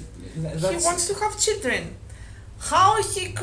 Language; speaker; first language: English; non-native, fluent; Greek